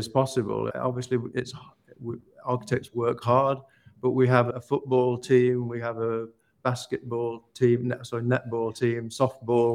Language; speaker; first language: English; native; English